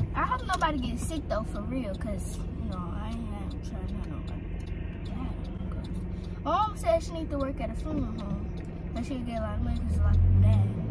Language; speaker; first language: English; native; English